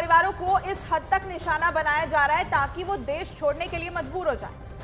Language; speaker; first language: Hindi; native; Hindi